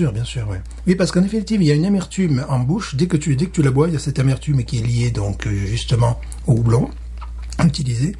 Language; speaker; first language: French; native; French